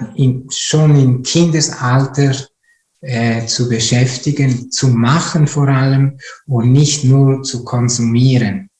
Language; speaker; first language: German; non-native, fluent; Italian